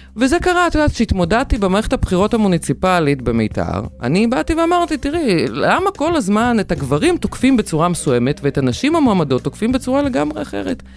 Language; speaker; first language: Hebrew; non-native, fluent; Lithuanian